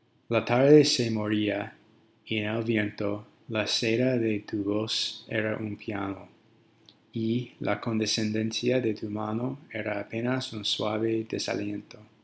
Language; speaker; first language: Spanish; non-native, fluent; English